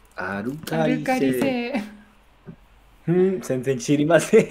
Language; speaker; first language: Japanese; non-native, learner; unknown